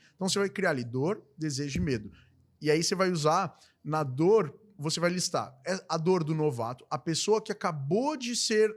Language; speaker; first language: Portuguese; native; Portuguese